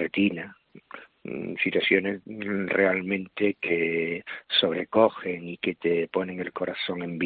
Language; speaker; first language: Spanish; native; Spanish